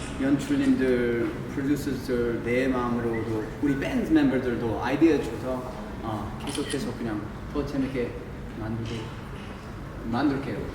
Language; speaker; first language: Korean; early bilingual, heritage; English